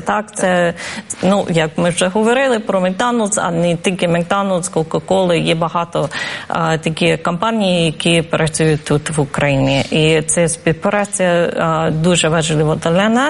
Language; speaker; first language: Ukrainian; non-native, fluent; English